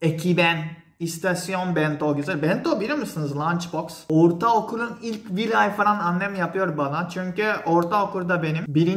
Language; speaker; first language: Turkish; non-native, fluent; Japanese